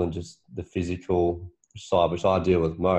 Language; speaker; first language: English; native; English